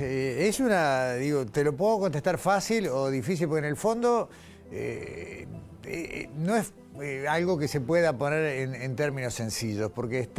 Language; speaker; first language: Spanish; native; Spanish